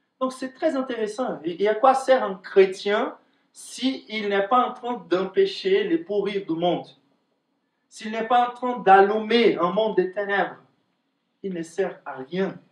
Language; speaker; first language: French; non-native, fluent; Portuguese